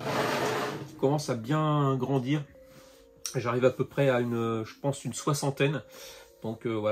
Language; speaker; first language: French; native; French